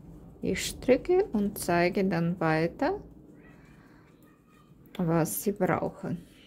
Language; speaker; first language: German; non-native, learner; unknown